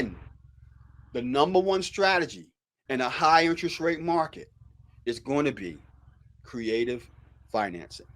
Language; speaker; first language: English; native; English